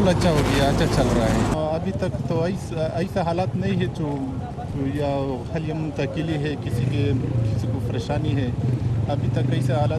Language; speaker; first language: Hindi; non-native, local second language; Pashto